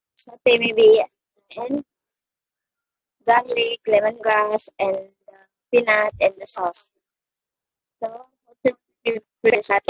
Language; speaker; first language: English; non-native, local second language; Malay